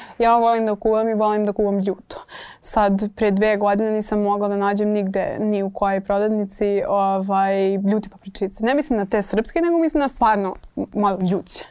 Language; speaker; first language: Serbian; non-native, fluent; English